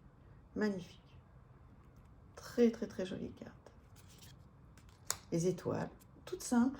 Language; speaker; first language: French; native; French